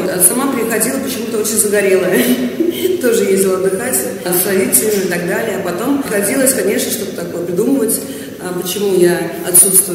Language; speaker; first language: Russian; native; Russian